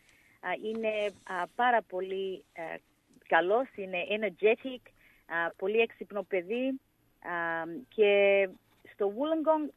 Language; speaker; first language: Greek; early bilingual, heritage; English